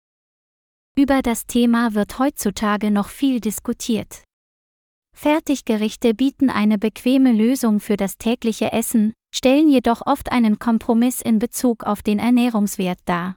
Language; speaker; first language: German; non-native, learner; Vietnamese